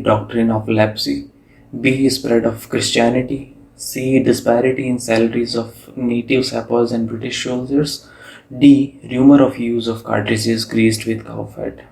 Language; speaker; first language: English; non-native, local second language; Hindi